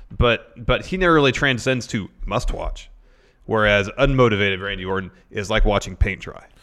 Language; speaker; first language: English; native; English